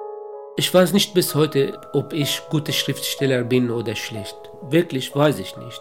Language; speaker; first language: German; non-native, local second language; Kurdish